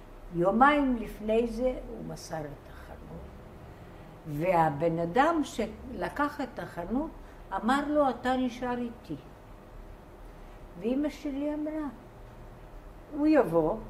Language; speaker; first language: Hebrew; non-native, fluent; Bulgarian